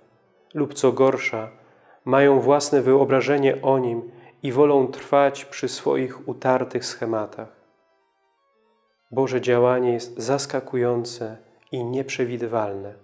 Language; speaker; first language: Polish; native; Polish